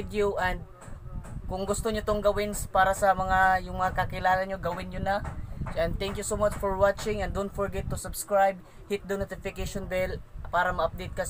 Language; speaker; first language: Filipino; non-native, local second language; Cebuano